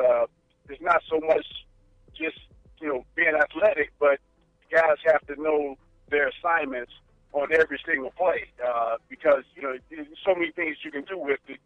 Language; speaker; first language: English; native; English